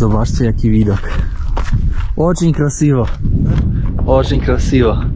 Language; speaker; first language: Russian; non-native, learner; Polish